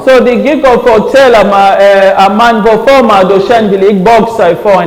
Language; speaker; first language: Danish; non-native, fluent; French